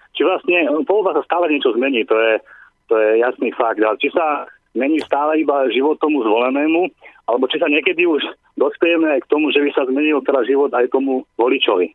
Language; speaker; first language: Slovak; native; Slovak